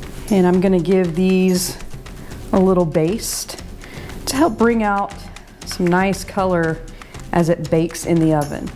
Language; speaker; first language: English; native; English